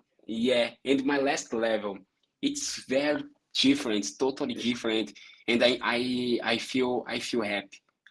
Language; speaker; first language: English; non-native, learner; Portuguese